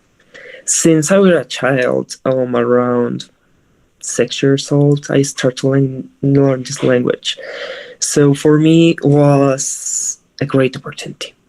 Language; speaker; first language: English; non-native, fluent; Spanish